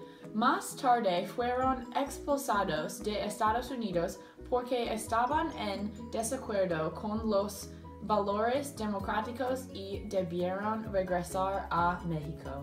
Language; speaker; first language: Spanish; non-native, learner; English